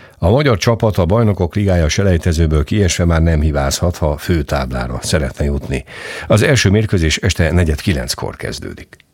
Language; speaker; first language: Hungarian; native; Hungarian